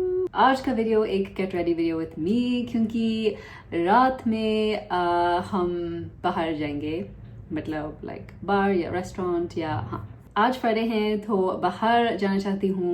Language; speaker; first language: Hindi; non-native, learner; English